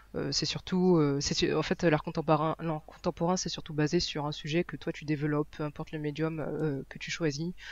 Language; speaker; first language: French; native; French